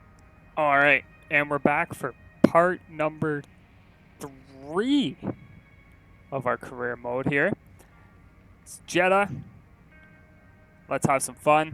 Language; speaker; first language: English; native; English